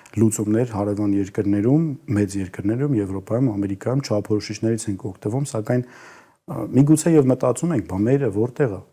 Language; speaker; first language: Armenian; native; Armenian